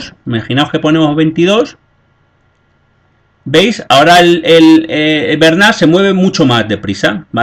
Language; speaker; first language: Spanish; native; Spanish